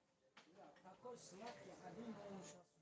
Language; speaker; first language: Russian; non-native, learner; Tajik